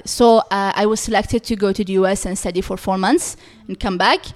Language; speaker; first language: English; non-native, fluent; Arabic